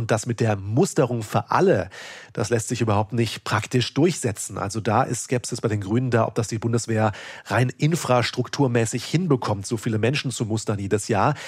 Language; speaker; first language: German; native; German